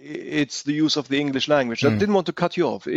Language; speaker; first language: English; non-native, fluent; German